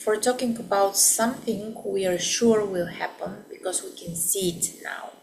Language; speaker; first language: English; non-native, fluent; Bulgarian